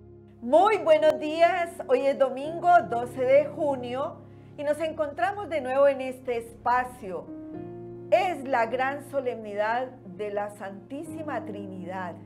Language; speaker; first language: Spanish; native; Spanish